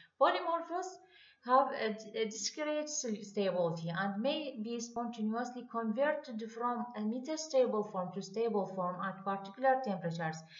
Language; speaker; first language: English; non-native, fluent; Arabic